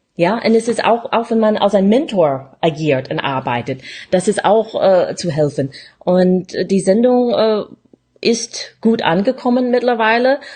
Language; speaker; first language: German; non-native, fluent; English